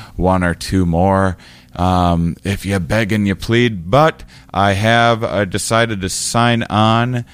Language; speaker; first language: English; native; English